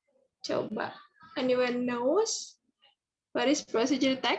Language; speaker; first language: English; non-native, fluent; Indonesian